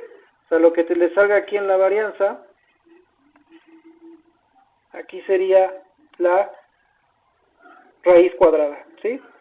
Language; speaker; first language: Spanish; native; Spanish